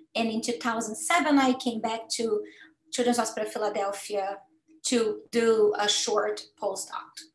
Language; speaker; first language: English; non-native, fluent; Portuguese